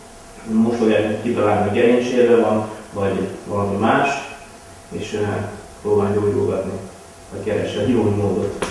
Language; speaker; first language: Hungarian; native; Hungarian